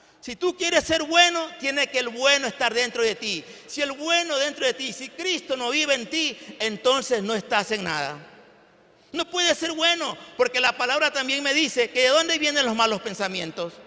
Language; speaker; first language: Spanish; native; Spanish